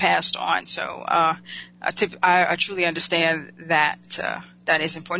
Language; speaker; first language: English; native; English